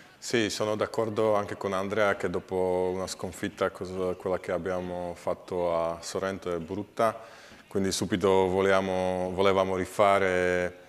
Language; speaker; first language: Italian; non-native, learner; Slovak